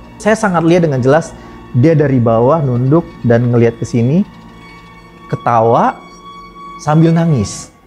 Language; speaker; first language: Indonesian; native; Indonesian